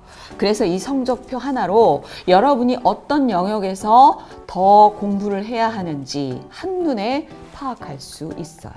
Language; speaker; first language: Korean; native; Korean